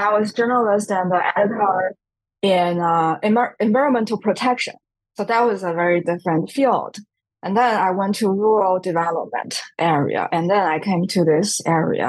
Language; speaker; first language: English; non-native, fluent; Chinese